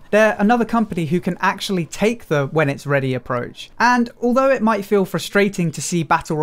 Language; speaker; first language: English; native; English